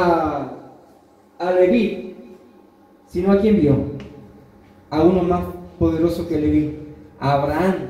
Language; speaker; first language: Spanish; native; Spanish